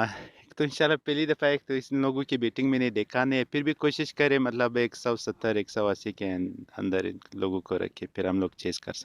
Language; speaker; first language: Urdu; non-native, local second language; Pashto